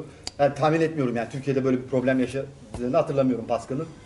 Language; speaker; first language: Turkish; native; Turkish